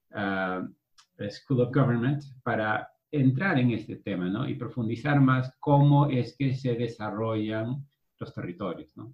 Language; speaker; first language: Spanish; native; Spanish